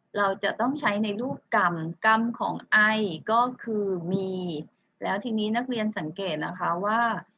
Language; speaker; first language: Thai; native; Thai